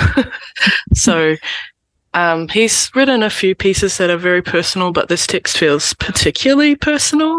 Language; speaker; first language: English; native; English